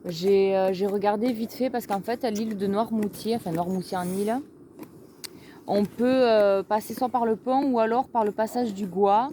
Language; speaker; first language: French; native; French